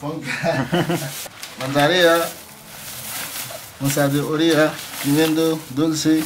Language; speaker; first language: Spanish; non-native, learner; Haitian Creole